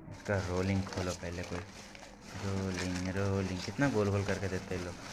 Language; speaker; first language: Hindi; native; Hindi